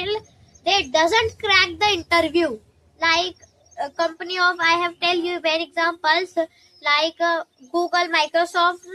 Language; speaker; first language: English; non-native, learner; Hindi